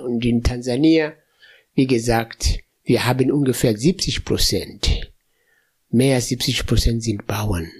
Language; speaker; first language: German; non-native, fluent; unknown